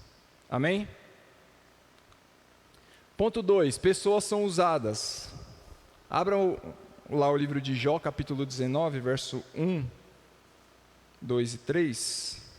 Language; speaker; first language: Portuguese; native; Portuguese